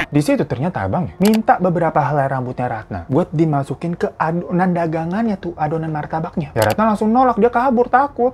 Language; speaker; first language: Indonesian; native; Indonesian